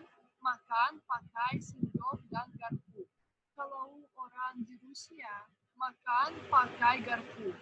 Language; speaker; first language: Indonesian; non-native, fluent; Russian